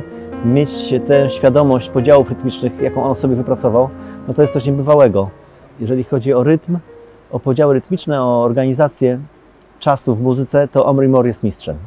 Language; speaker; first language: Polish; native; Polish